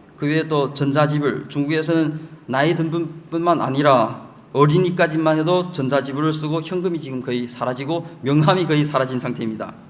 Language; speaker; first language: Korean; early bilingual, heritage; Chinese